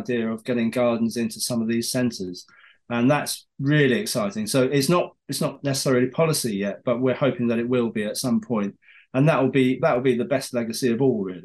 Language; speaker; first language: English; native; English